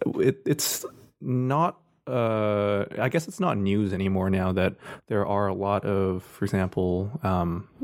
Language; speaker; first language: English; native; English